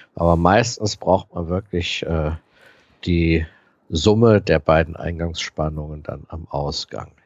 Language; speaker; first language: German; native; German